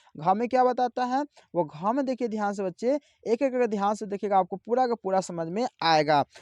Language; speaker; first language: Hindi; native; Hindi